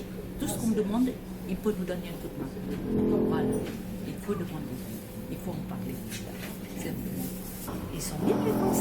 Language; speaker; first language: French; early bilingual, other home language; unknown